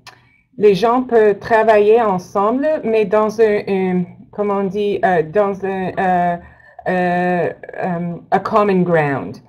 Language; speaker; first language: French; non-native, learner; English